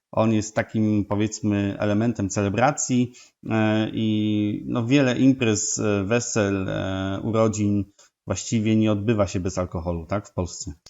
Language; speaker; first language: Polish; native; Polish